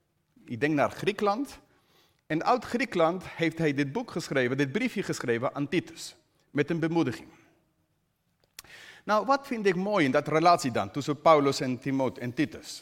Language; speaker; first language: Dutch; non-native, fluent; English